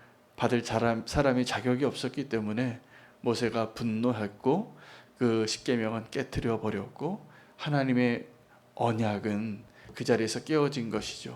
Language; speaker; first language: Korean; native; Korean